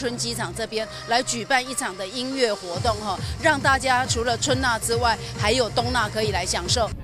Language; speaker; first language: Chinese; native; Chinese